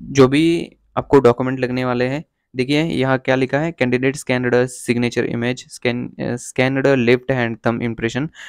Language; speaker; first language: Hindi; non-native, local second language; Marathi